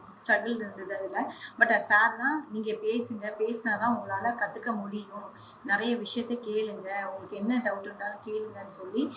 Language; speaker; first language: Tamil; non-native, local second language; Hindi